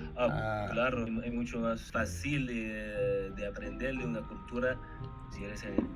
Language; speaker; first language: Spanish; non-native, fluent; French